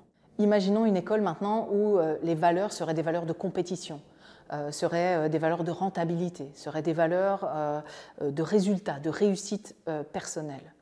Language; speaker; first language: French; native; French